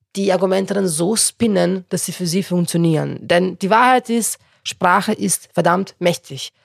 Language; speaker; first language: German; non-native, local second language; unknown